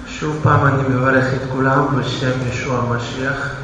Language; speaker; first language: Hebrew; non-native, fluent; Russian